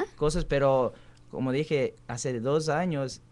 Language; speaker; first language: Spanish; early bilingual, heritage; Spanish